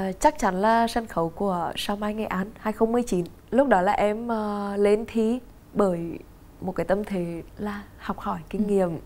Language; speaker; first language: Vietnamese; native; Vietnamese